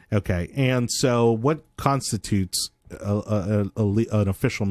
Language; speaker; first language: English; native; English